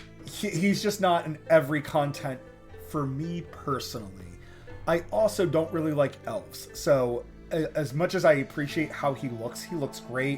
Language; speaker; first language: English; native; English